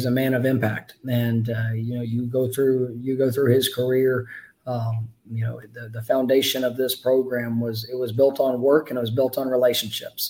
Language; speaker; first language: English; native; English